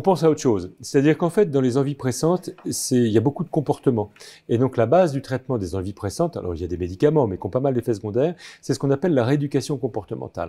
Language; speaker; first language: French; native; French